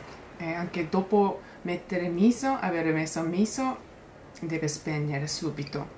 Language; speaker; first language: Italian; non-native, learner; Japanese